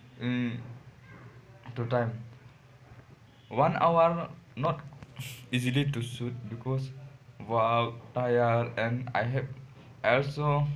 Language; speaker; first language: English; non-native, learner; Hindi